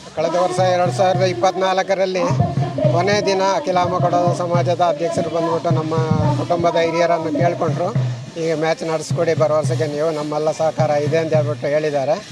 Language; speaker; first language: Kannada; non-native, local second language; Kodava